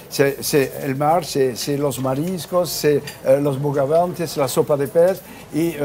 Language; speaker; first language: Spanish; non-native, fluent; French